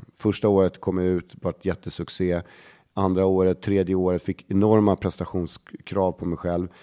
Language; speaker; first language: Swedish; native; Swedish